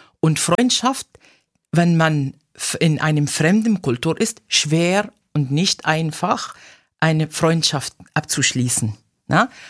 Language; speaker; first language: German; non-native, fluent; Arabic